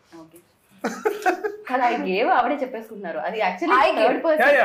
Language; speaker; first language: Telugu; native; Telugu